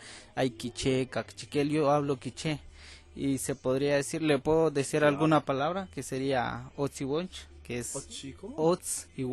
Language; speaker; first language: Spanish; non-native, local second language; Kʼicheʼ